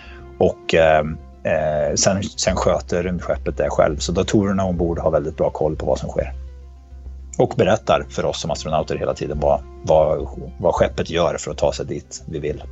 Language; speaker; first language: Swedish; native; Swedish